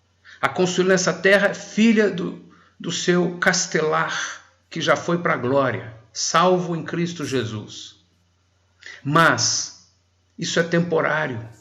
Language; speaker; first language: Portuguese; native; Portuguese